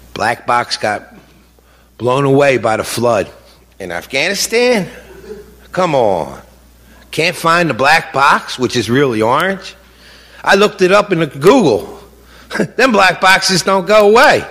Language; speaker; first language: English; native; English